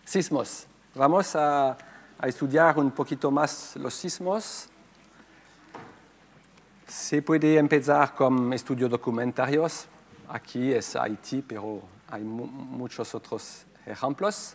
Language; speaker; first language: Spanish; non-native, fluent; French